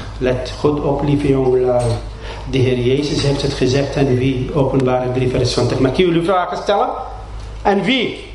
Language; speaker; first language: Dutch; non-native, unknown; Arabic